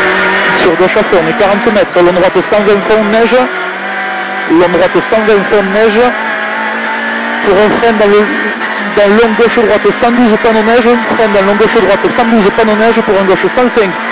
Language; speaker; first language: French; native; French